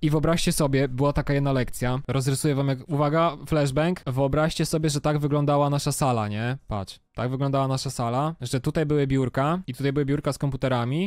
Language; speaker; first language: Polish; native; Polish